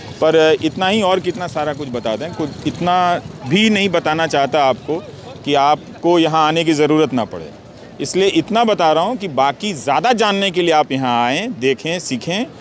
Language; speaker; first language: Hindi; native; Hindi